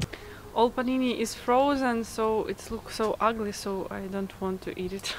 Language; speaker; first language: English; non-native, fluent; Ukrainian